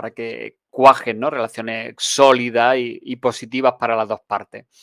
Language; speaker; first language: Spanish; native; Spanish